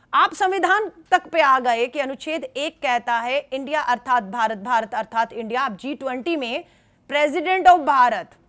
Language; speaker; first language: Hindi; native; Hindi